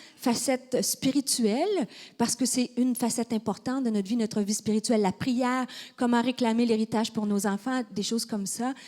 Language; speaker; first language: French; native; French